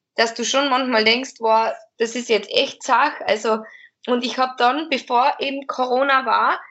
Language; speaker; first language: German; native; German